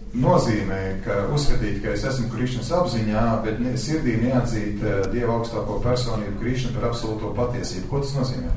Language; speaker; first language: Latvian; native; Latvian